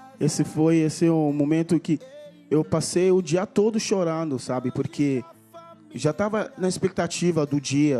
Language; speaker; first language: Portuguese; non-native, fluent; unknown